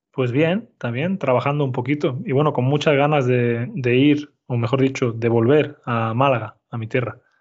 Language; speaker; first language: Spanish; native; Spanish